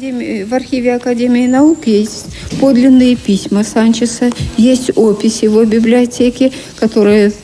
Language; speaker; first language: Russian; native; Russian